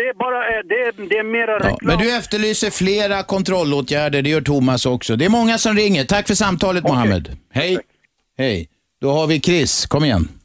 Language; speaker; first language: Swedish; native; Swedish